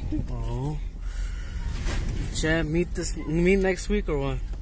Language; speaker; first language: English; early bilingual, other home language; Spanish